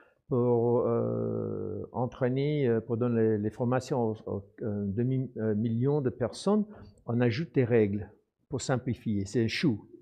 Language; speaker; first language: French; non-native, fluent; English